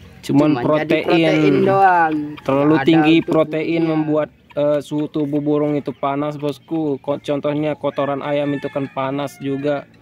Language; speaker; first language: Indonesian; native; Indonesian